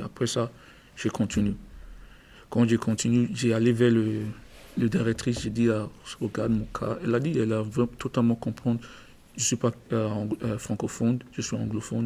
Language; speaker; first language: French; non-native, learner; English